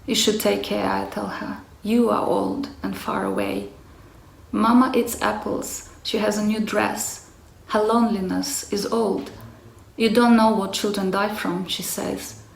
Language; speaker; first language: English; non-native, fluent; Romanian